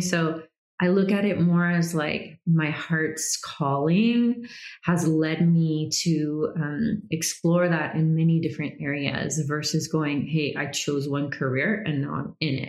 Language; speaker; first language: English; native; English